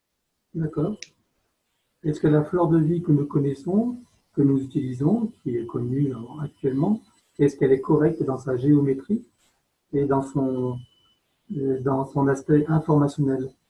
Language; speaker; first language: French; native; French